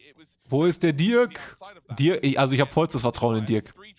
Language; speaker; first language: German; native; German